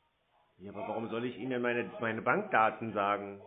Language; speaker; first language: German; native; German